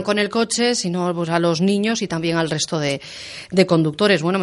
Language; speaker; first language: Spanish; native; Spanish